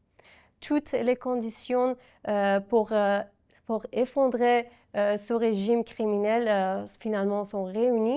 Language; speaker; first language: French; non-native, fluent; Persian